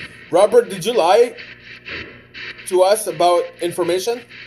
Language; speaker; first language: English; early bilingual, other home language; French